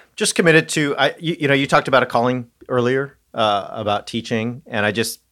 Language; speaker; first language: English; native; English